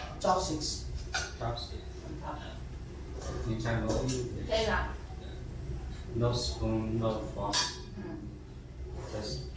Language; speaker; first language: English; non-native, learner; Chinese